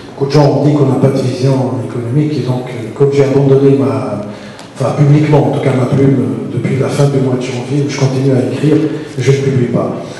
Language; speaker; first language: French; non-native, local second language; Arabic